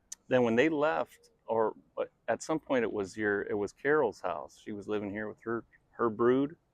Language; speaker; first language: English; native; English